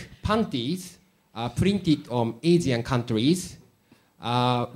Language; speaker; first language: English; non-native, learner; Japanese